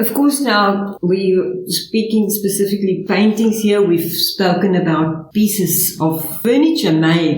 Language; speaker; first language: English; non-native, local second language; Afrikaans